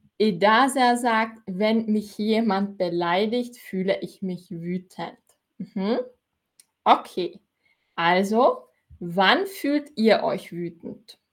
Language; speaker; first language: German; native; German